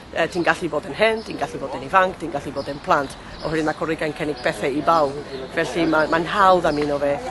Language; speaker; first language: Welsh; non-native, learner; Basque